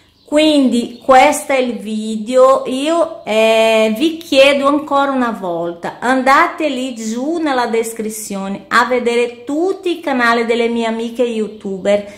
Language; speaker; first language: Italian; non-native, fluent; Portuguese